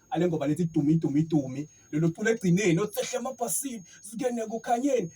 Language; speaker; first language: Zulu; non-native, local second language; Swati